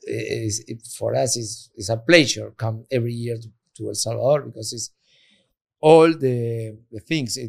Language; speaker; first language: English; non-native, learner; Spanish